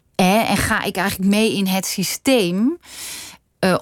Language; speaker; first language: Dutch; native; Dutch